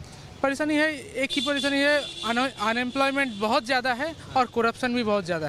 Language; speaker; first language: Hindi; non-native, local second language; Bangla